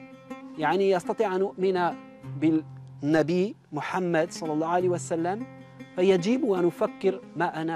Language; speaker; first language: Arabic; non-native, fluent; French